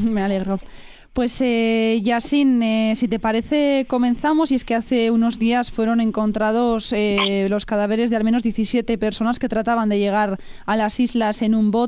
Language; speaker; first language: Spanish; native; Spanish